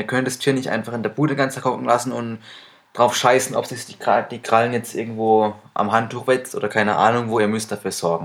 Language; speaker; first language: German; native; German